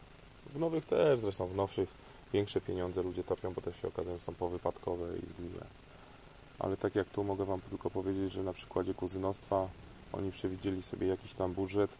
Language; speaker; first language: Polish; native; Polish